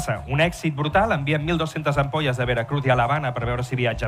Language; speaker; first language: Catalan; native; Catalan